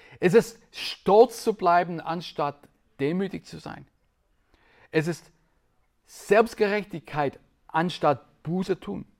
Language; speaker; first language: German; non-native, fluent; English